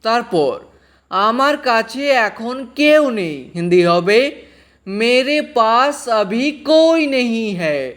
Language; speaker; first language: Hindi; non-native, fluent; Bangla